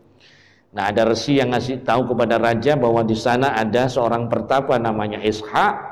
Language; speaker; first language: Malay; non-native, local second language; Javanese